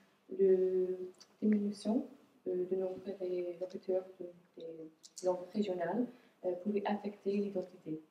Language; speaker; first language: French; non-native, fluent; English